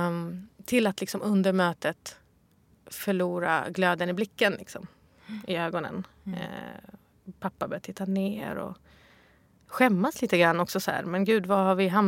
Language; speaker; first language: Swedish; early bilingual, other home language; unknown